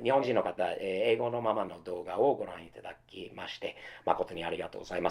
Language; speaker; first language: Japanese; non-native, fluent; English